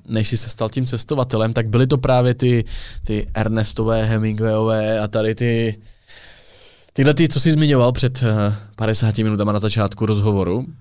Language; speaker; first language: Czech; native; Czech